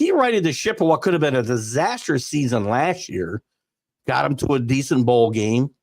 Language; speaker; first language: English; native; English